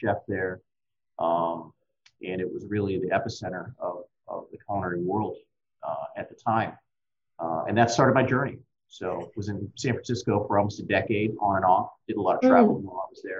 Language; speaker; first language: English; native; English